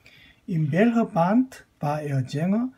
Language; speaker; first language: German; non-native, fluent; Korean